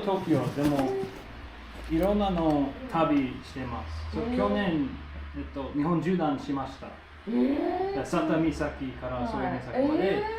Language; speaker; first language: Japanese; non-native, learner; English